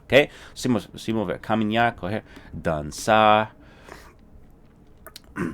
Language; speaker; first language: Portuguese; non-native, fluent; English